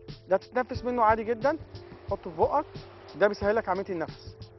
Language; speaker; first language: Arabic; native; Arabic